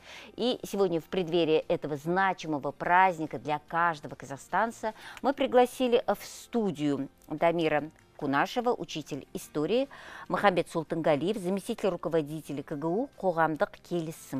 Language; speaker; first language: Russian; native; Russian